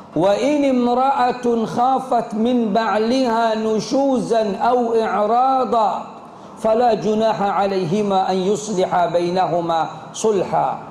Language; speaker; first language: Swahili; native; Swahili